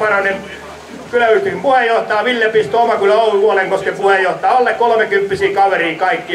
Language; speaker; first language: Finnish; native; Finnish